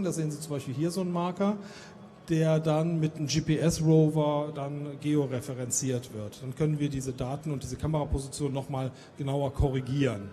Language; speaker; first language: German; native; German